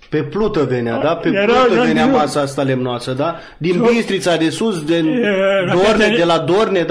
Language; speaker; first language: Romanian; native; Romanian